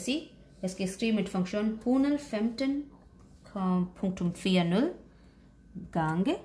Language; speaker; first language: Danish; non-native, fluent; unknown